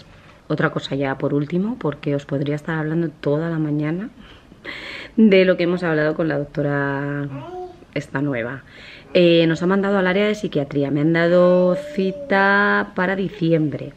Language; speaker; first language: Spanish; native; Spanish